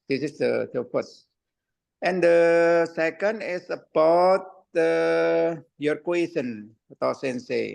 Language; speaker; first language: English; non-native, learner; Indonesian